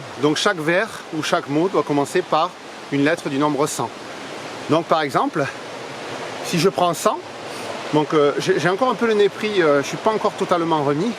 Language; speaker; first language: French; native; French